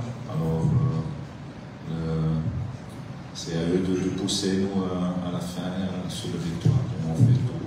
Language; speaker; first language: French; non-native, local second language; Dutch